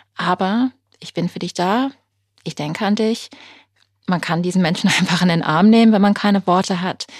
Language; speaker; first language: German; non-native, fluent; English